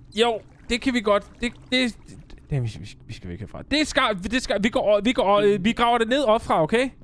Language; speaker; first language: Danish; native; Danish